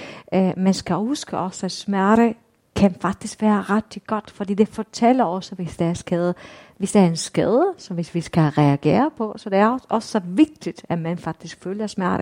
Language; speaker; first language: Danish; non-native, fluent; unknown